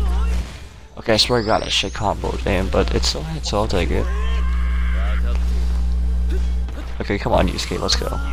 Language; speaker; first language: English; native; English